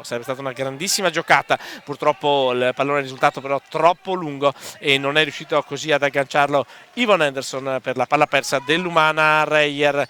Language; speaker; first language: Italian; native; Italian